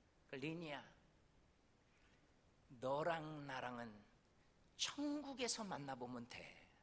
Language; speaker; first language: Korean; native; Korean